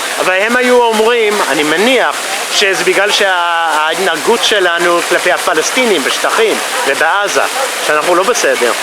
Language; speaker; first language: Hebrew; non-native, fluent; English